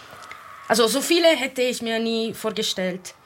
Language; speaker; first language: German; non-native, fluent; Italian